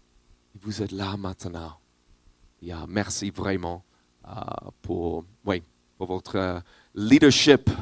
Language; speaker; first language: French; non-native, learner; English